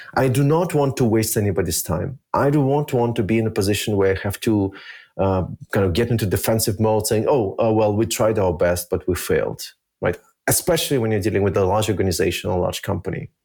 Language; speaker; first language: English; early bilingual, other home language; Russian